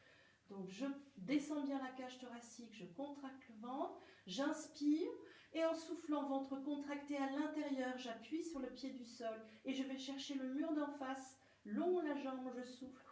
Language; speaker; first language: French; native; French